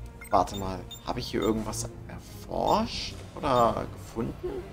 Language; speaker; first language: German; native; German